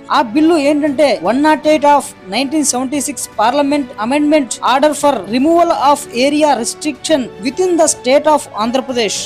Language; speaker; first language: Telugu; non-native, local second language; Lambadi